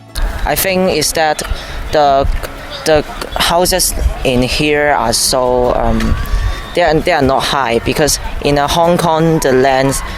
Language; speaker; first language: English; non-native, learner; Cantonese